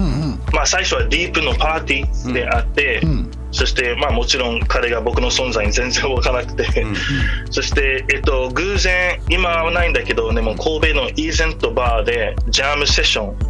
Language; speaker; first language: Japanese; non-native, fluent; English